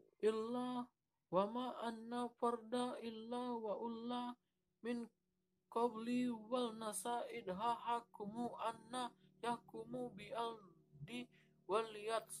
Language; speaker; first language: Arabic; non-native, learner; Indonesian